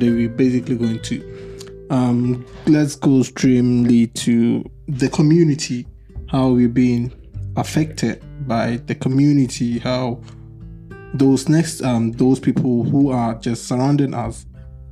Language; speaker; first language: English; non-native, local second language; Akan